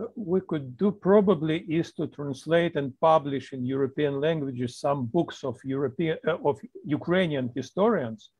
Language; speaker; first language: English; non-native, fluent; Ukrainian